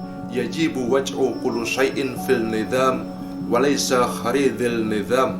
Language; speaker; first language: Arabic; non-native, learner; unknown